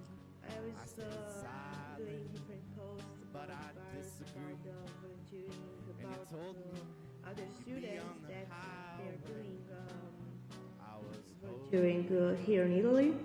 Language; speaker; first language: English; non-native, learner; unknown